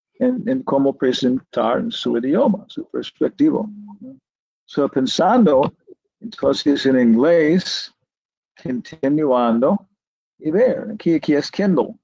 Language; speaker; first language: Spanish; non-native, learner; English